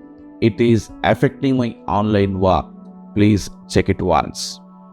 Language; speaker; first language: English; non-native, local second language; Telugu